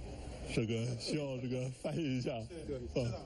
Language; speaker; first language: Chinese; native; Chinese